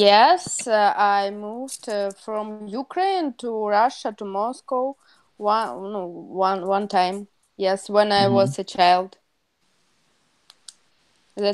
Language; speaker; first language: English; non-native, learner; Russian